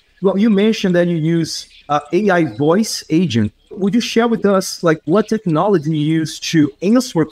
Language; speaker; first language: English; non-native, fluent; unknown